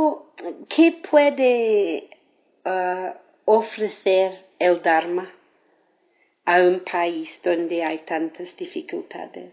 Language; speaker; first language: Spanish; non-native, fluent; English